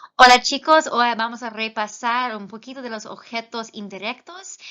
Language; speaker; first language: Spanish; non-native, fluent; English